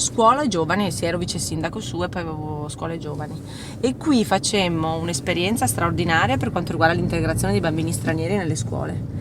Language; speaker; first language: Italian; native; Italian